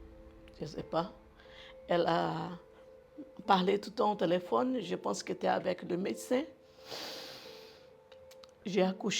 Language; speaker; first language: French; non-native, learner; Portuguese